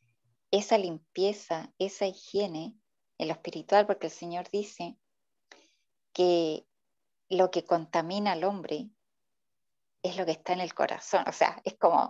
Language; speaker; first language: Spanish; native; Spanish